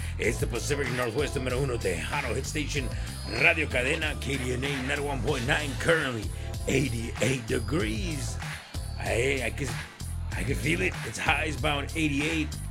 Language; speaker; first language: English; early bilingual, other home language; Spanish